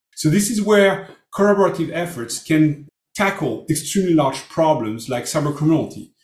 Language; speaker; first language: English; non-native, fluent; French